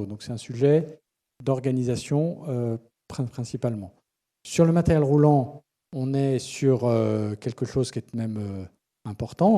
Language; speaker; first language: French; native; French